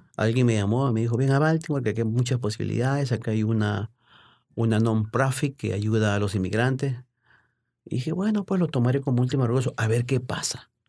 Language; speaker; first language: Spanish; native; Spanish